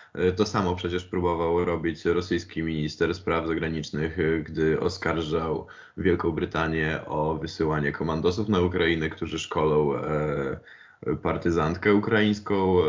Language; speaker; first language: Polish; native; Polish